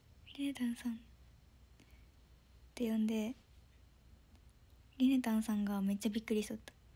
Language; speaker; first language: Japanese; native; Japanese